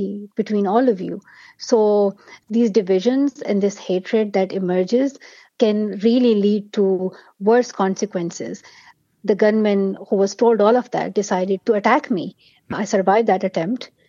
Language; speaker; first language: English; non-native, local second language; Pashto